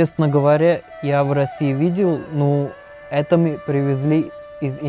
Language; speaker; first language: Russian; non-native, learner; Hindi